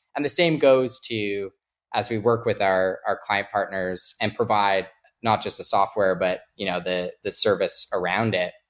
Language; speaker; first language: English; native; English